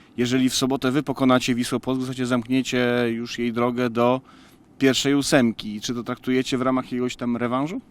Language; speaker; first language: Polish; native; Polish